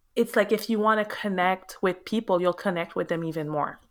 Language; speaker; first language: English; native; English